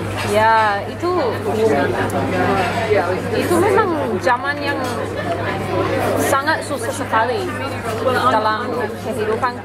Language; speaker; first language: Malay; non-native, fluent; English